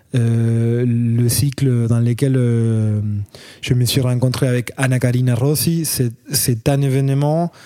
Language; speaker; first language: French; non-native, fluent; Spanish